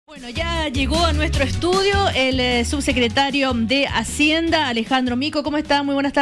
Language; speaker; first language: Spanish; native; Spanish